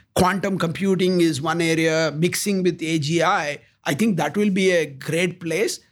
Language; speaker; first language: English; non-native, local second language; Kannada